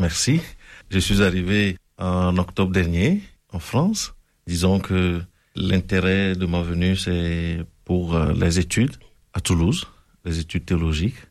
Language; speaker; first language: French; non-native, local second language; Ewe